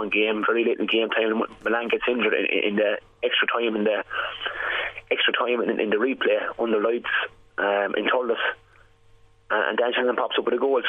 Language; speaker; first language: English; native; English